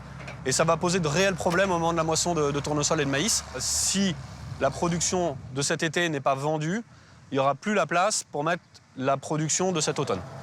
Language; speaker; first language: French; native; French